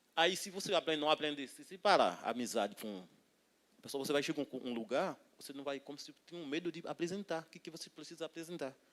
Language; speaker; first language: Portuguese; non-native, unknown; Haitian Creole